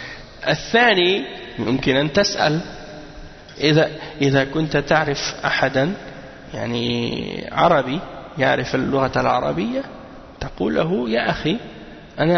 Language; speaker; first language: Arabic; non-native, fluent; French